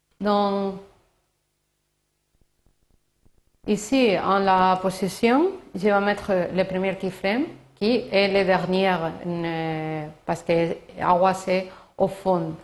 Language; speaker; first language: French; non-native, learner; Spanish